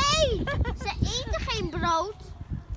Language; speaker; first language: Dutch; early bilingual, other home language; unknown